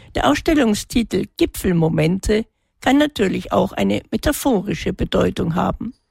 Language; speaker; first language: German; native; German